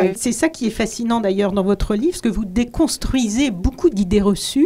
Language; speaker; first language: French; native; French